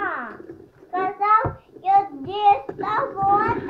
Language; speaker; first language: Russian; native; Russian